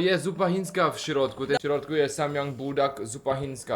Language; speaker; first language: Polish; non-native, learner; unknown